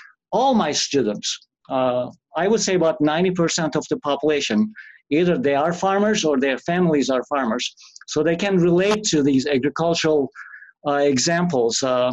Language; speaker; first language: English; non-native, fluent; Turkish